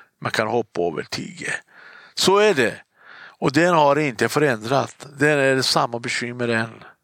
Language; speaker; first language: Swedish; non-native, fluent; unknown